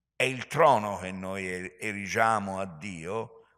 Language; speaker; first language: Italian; native; Italian